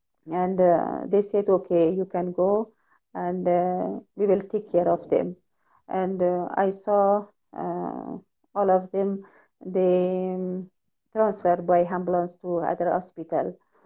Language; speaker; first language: English; non-native, learner; Persian